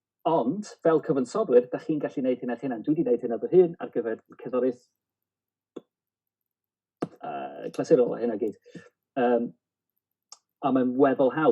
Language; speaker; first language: Welsh; native; Welsh